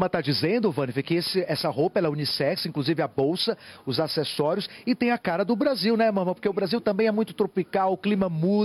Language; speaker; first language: Portuguese; native; Portuguese